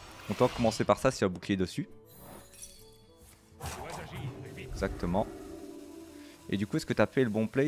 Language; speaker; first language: French; native; French